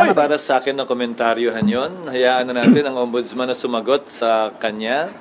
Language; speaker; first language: Filipino; native; Filipino